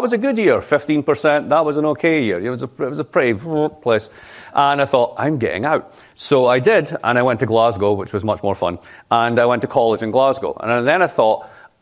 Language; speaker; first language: English; native; English